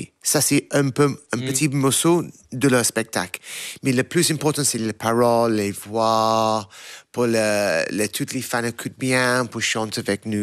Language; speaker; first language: French; non-native, learner; English